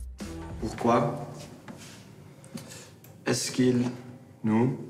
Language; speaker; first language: French; non-native, local second language; Dutch